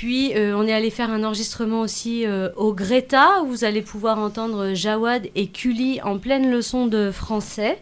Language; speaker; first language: French; native; French